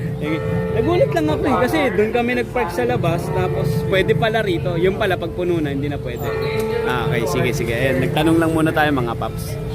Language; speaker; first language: Filipino; native; Filipino